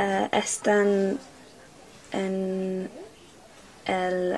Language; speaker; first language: Spanish; non-native, learner; English